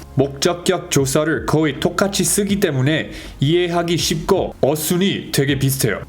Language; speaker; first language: Korean; non-native, fluent; English